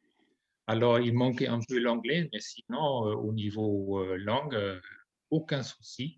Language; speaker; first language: French; non-native, fluent; German